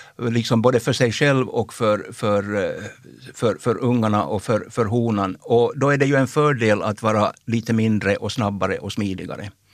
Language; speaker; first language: Swedish; native; Swedish